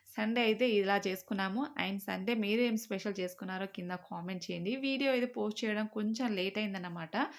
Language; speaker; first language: Telugu; native; Telugu